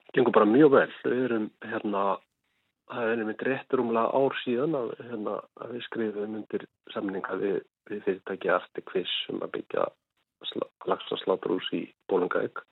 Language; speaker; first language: Icelandic; native; Icelandic